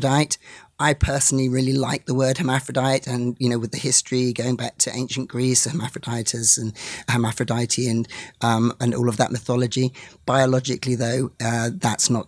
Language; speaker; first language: English; native; English